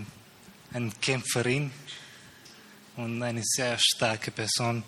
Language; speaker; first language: German; non-native, learner; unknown